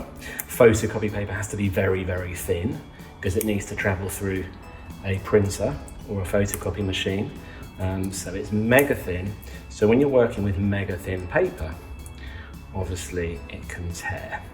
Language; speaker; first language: English; native; English